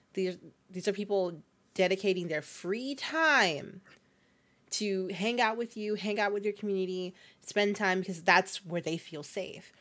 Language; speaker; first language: English; native; English